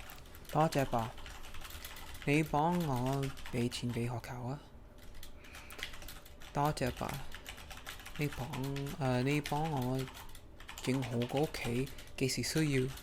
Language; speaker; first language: Cantonese; early bilingual, heritage; Cantonese